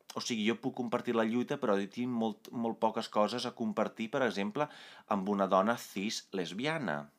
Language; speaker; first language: Catalan; non-native, fluent; Italian